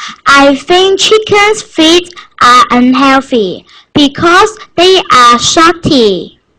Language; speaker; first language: English; non-native, learner; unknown